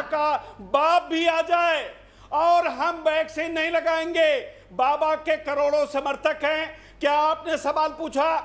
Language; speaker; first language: Hindi; native; Hindi